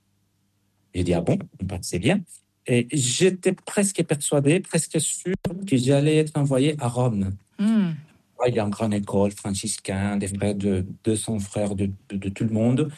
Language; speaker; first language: French; non-native, fluent; Spanish